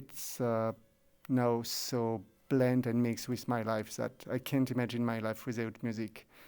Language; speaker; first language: English; non-native, fluent; French